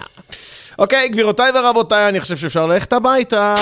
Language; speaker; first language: Hebrew; native; Hebrew